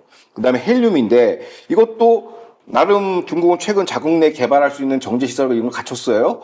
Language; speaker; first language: Korean; native; Korean